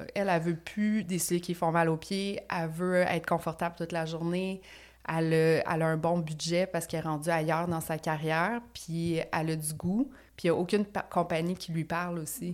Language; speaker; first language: French; native; French